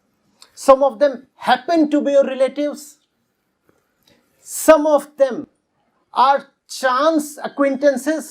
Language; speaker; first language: English; non-native, local second language; Hindi